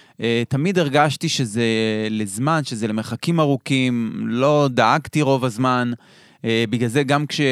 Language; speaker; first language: Hebrew; native; Hebrew